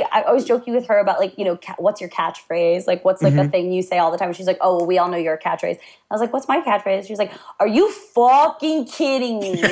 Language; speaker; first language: English; native; English